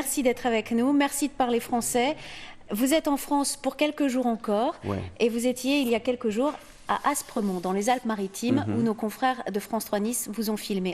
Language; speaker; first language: French; native; French